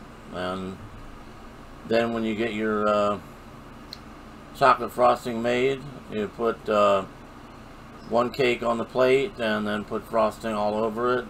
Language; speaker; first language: English; native; English